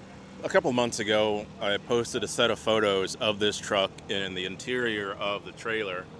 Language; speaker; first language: English; native; English